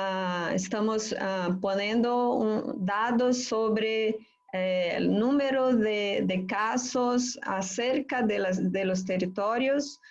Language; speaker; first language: Spanish; non-native, fluent; Portuguese